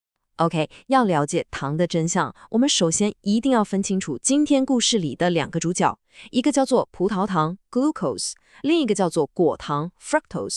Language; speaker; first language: Chinese; native; Chinese